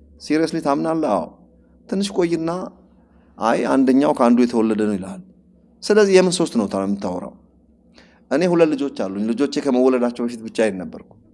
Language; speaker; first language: Amharic; non-native, local second language; Oromo